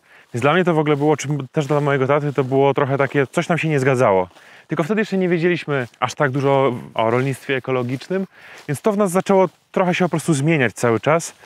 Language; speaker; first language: Polish; native; Polish